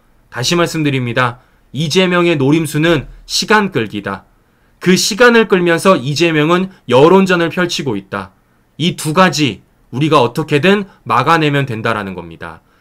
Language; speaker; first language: Korean; native; Korean